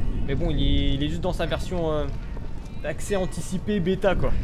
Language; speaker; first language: French; native; French